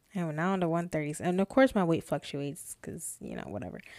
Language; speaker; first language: English; native; English